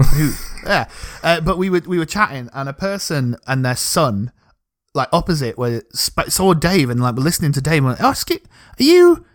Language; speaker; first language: English; native; English